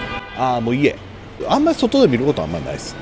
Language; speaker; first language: Japanese; native; Japanese